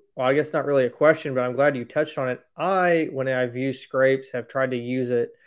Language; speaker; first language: English; native; English